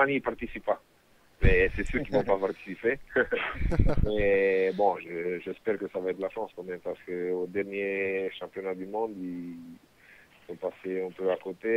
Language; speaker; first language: French; non-native, fluent; Romanian